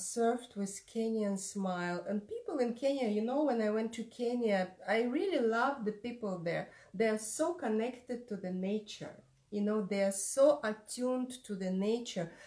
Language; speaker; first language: English; non-native, fluent; Russian